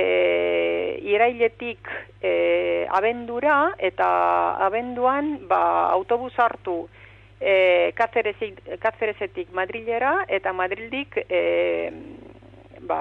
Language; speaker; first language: Basque; non-native, fluent; Romanian